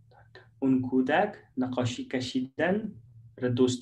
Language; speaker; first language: Persian; non-native, learner; Urdu